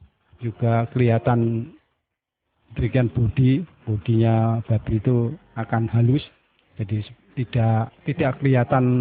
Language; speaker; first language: Indonesian; non-native, local second language; Javanese